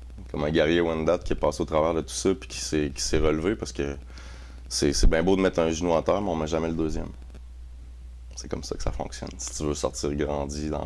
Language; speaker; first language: French; native; French